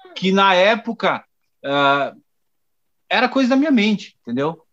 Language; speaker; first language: Portuguese; native; Portuguese